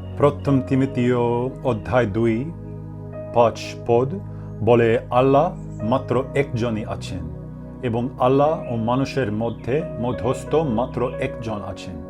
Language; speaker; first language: Bangla; non-native, learner; English